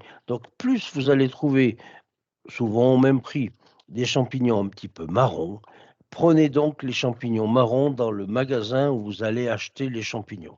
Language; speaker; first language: French; native; French